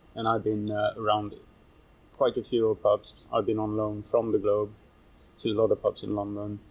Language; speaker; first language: English; non-native, fluent; Swedish